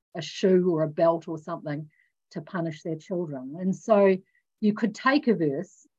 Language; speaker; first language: English; native; English